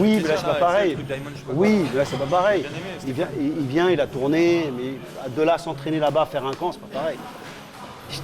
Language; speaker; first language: French; native; French